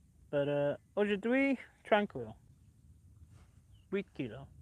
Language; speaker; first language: French; non-native, learner; English